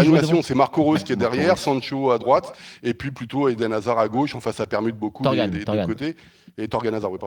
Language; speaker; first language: French; native; French